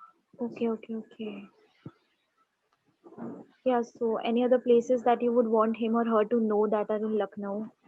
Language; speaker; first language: English; non-native, local second language; Hindi